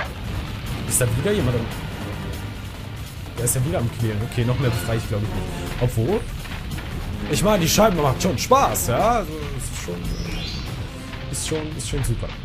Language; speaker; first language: German; native; German